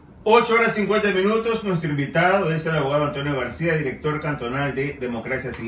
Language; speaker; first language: Spanish; native; Spanish